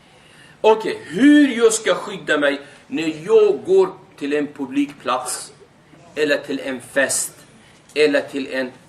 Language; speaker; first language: Swedish; non-native, fluent; Arabic